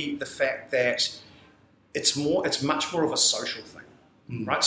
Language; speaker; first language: English; native; English